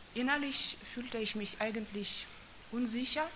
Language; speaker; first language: German; non-native, fluent; Russian